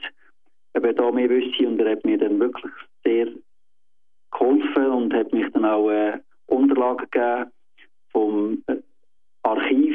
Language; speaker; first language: German; native; German